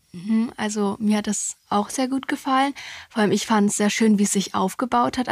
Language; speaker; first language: German; native; German